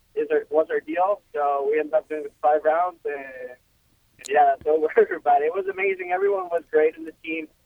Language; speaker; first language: English; non-native, fluent; Spanish